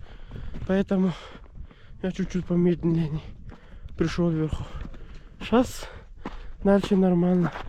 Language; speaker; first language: Russian; non-native, learner; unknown